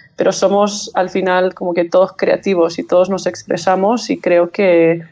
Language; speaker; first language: Spanish; early bilingual, heritage; English